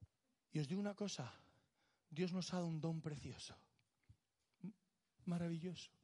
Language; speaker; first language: Spanish; native; Spanish